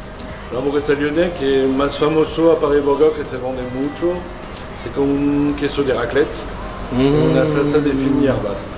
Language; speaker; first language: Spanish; non-native, learner; French